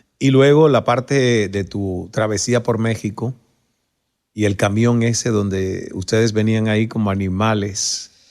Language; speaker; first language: Spanish; native; Spanish